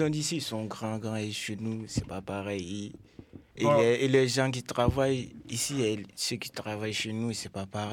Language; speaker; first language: French; non-native, local second language; Dyula